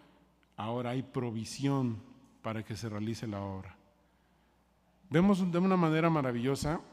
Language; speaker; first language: Spanish; native; Spanish